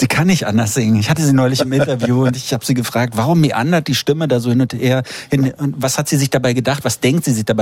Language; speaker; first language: German; native; German